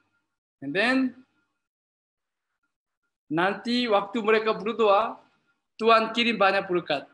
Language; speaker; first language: Indonesian; non-native, learner; Korean